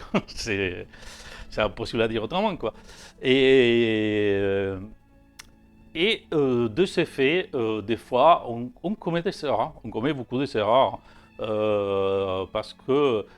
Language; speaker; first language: French; native; French